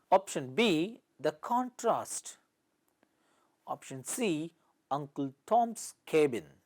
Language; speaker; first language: English; non-native, local second language; Tamil